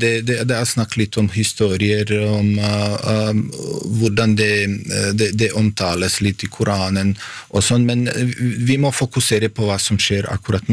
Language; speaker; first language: Norwegian; non-native, fluent; Bosnian